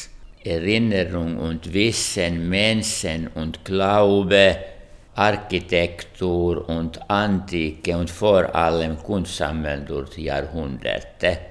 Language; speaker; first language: German; non-native, fluent; Finnish